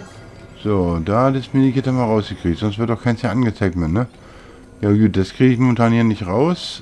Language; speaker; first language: German; native; German